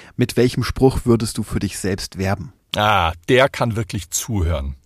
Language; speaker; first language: German; native; German